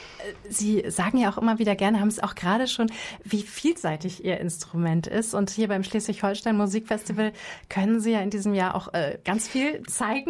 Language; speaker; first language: German; native; German